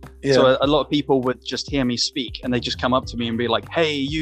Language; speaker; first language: English; native; English